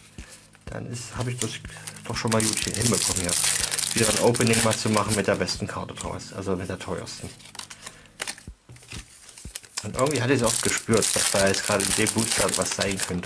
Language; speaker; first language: German; native; German